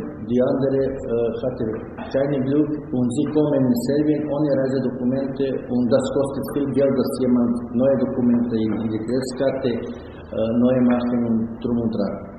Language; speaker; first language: German; non-native, learner; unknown